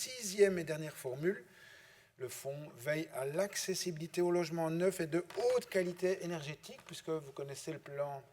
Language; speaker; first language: French; native; French